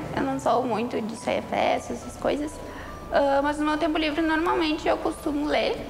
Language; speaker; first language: Portuguese; native; Portuguese